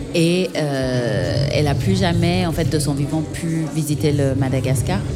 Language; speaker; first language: French; native; French